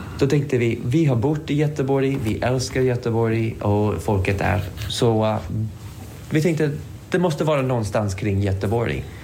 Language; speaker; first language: Swedish; non-native, fluent; English